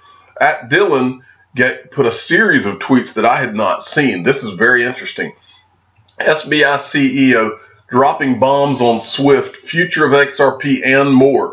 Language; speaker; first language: English; native; English